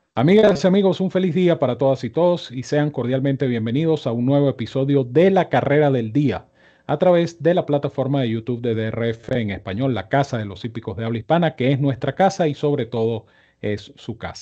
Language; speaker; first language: Spanish; native; Spanish